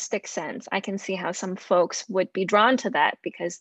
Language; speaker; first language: English; non-native, local second language; Cantonese